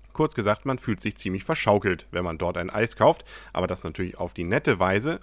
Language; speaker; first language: German; native; German